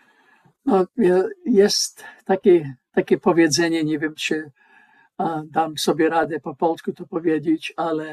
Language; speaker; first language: Polish; non-native, learner; English